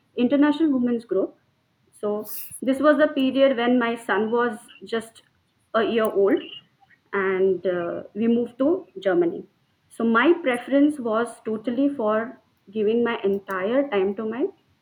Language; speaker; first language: English; non-native, local second language; Marathi